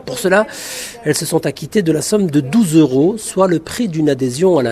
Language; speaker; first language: French; native; French